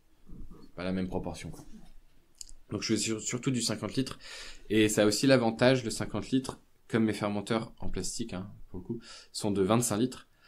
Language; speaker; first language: French; native; French